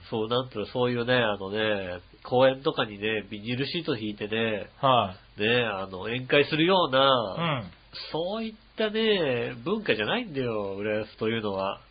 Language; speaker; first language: Japanese; native; Japanese